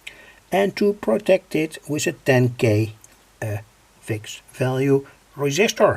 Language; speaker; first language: English; non-native, fluent; Dutch